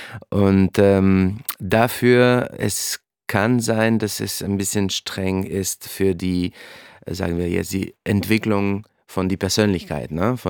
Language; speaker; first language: German; non-native, fluent; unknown